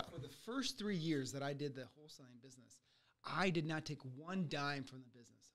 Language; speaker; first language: English; early bilingual, other home language; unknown